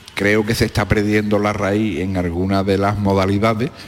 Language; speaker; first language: Spanish; native; Spanish